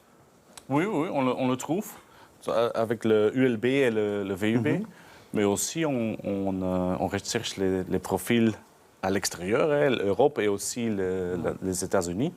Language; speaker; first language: French; non-native, learner; Dutch